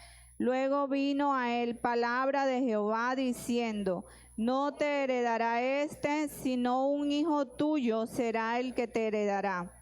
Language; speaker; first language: Spanish; native; Spanish